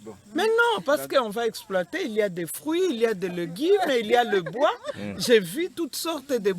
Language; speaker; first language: French; non-native, local second language; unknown